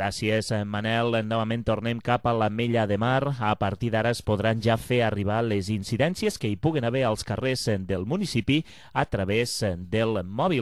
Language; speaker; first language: Catalan; native; Catalan